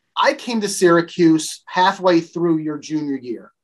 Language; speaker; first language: English; native; English